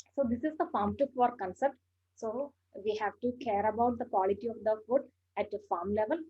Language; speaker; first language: English; non-native, local second language; Malayalam